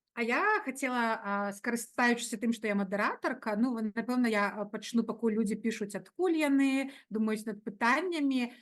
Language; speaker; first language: Belarusian; non-native, local second language; Russian